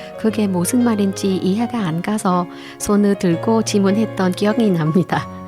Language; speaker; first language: Korean; non-native, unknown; Vietnamese